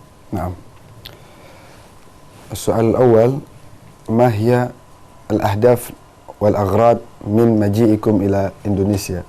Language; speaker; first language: Arabic; non-native, fluent; Indonesian